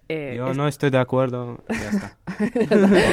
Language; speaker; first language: Spanish; non-native, fluent; Arabic